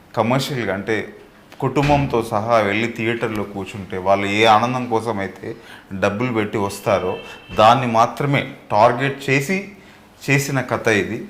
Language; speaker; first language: Telugu; native; Telugu